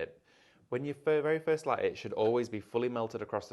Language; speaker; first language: English; native; English